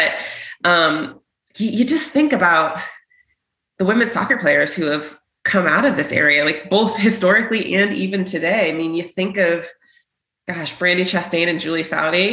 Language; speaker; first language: English; native; English